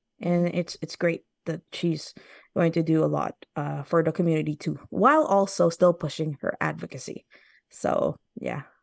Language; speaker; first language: English; native; English